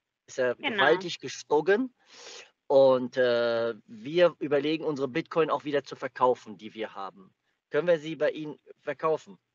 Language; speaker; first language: German; native; German